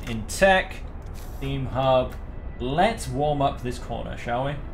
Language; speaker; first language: English; native; English